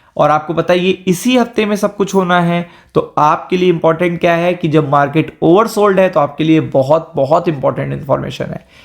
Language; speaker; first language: Hindi; native; Hindi